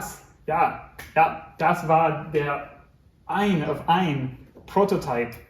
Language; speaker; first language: German; non-native, learner; English